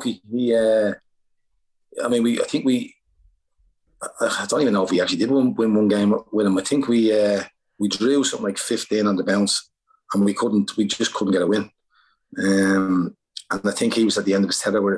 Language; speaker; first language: English; native; English